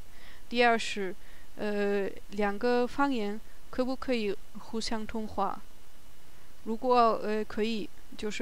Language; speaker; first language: Chinese; non-native, learner; German